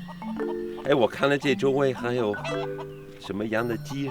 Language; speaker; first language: Chinese; non-native, fluent; English